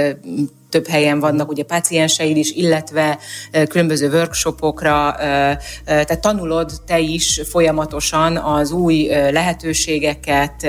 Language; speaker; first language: Hungarian; native; Hungarian